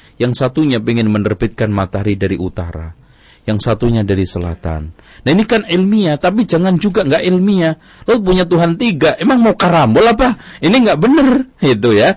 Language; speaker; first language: Indonesian; non-native, local second language; Javanese